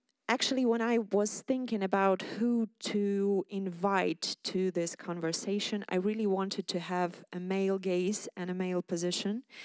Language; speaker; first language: English; non-native, fluent; Ukrainian